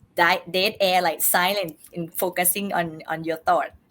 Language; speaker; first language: English; non-native, fluent; Thai